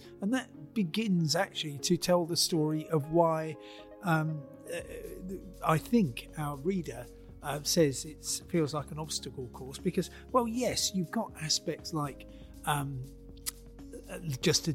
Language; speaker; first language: English; native; English